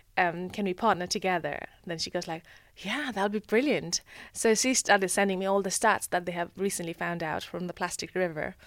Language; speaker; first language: English; non-native, local second language; Nepali